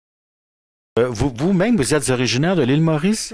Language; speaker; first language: French; native; French